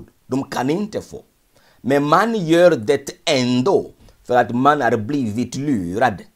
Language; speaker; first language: Swedish; non-native, fluent; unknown